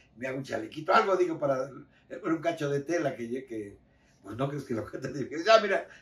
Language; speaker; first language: Spanish; native; Spanish